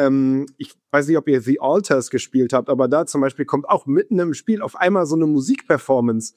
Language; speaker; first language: German; native; German